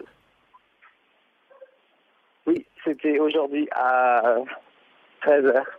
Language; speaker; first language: French; non-native, fluent; Burmese